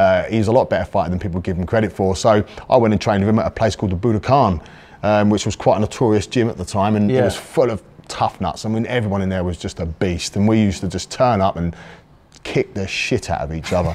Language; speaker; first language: English; native; English